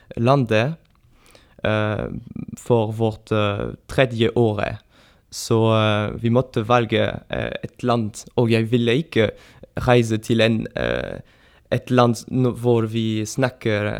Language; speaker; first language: Norwegian; non-native, learner; French